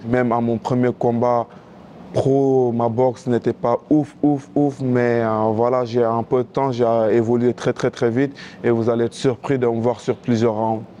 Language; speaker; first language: French; non-native, local second language; Wolof